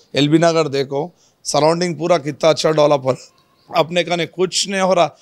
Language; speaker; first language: Hindi; non-native, local second language; Telugu